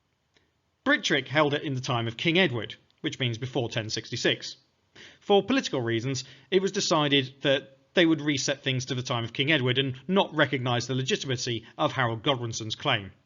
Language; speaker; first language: English; native; English